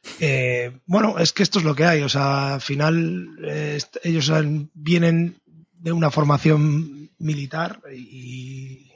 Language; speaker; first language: Spanish; native; Spanish